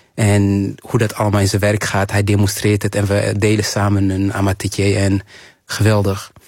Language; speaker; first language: Dutch; early bilingual, other home language; Kinyarwanda